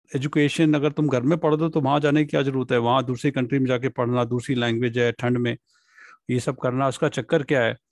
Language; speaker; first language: Hindi; non-native, local second language; Punjabi